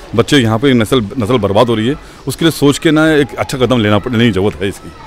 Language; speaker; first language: Hindi; non-native, local second language; Urdu